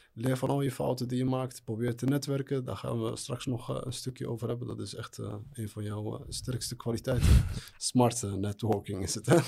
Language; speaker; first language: Dutch; early bilingual, other home language; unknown